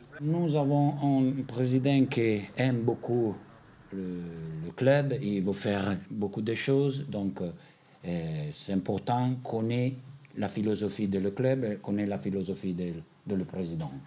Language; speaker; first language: French; non-native, learner; Italian